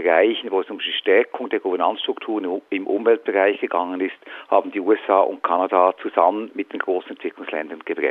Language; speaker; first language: German; native; German